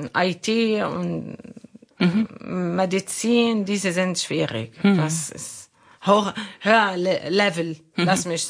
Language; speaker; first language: German; non-native, learner; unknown